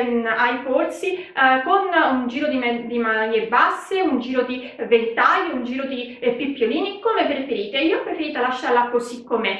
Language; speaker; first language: Italian; native; Italian